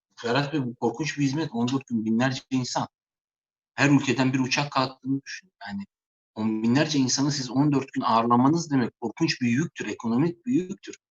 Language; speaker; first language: Turkish; native; Turkish